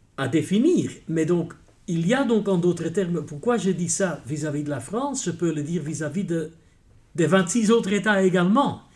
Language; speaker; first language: French; non-native, local second language; Dutch